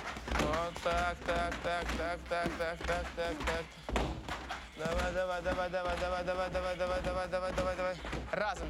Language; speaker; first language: Polish; non-native, learner; Russian